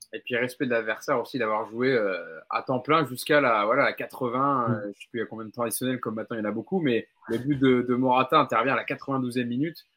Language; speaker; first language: French; native; French